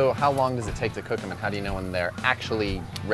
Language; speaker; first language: English; native; English